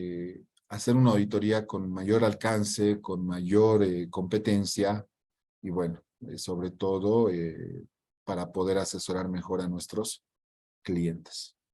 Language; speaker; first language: Spanish; native; Spanish